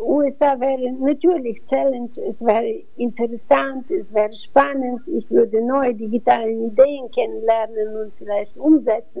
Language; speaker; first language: German; non-native, fluent; Bulgarian